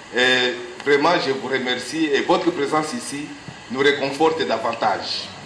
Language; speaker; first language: French; non-native, local second language; Lingala